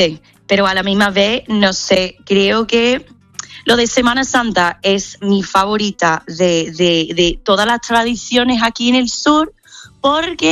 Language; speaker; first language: Spanish; non-native, fluent; English